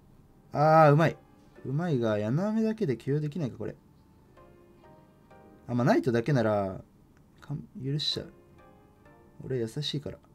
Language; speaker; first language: Japanese; native; Japanese